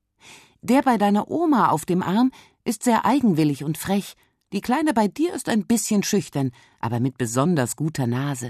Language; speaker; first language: German; native; German